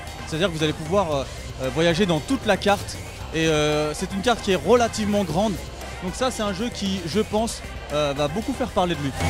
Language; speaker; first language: French; native; French